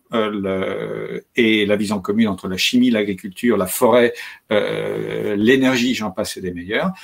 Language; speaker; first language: French; native; French